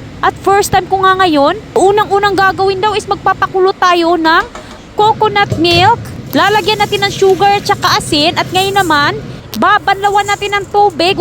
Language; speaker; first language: Filipino; non-native, local second language; Cebuano